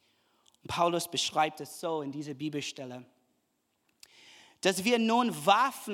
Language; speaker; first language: German; non-native, fluent; English